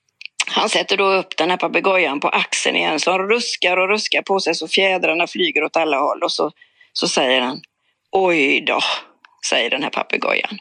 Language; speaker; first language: Swedish; native; Swedish